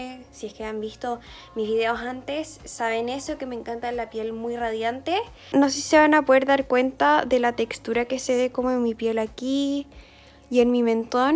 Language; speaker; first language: Spanish; native; Spanish